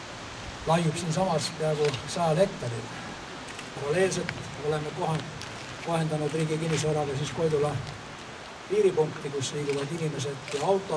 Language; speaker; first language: Estonian; native; Estonian